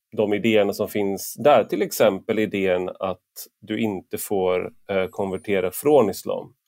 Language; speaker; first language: Swedish; native; Swedish